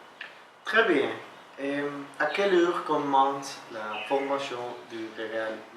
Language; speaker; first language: French; non-native, learner; Spanish